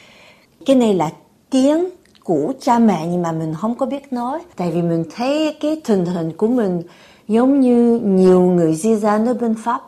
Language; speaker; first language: Vietnamese; early bilingual, heritage; Vietnamese